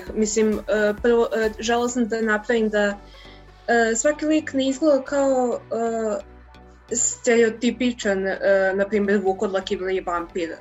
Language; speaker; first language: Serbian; early bilingual, heritage; English